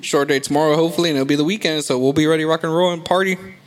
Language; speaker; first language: English; early bilingual, other home language; Spanish